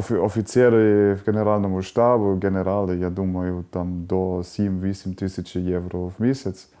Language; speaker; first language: Ukrainian; non-native, learner; German